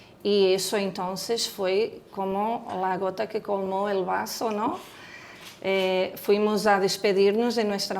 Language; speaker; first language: Spanish; non-native, fluent; Portuguese